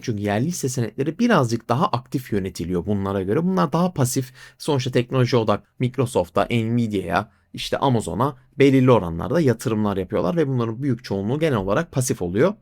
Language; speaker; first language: Turkish; native; Turkish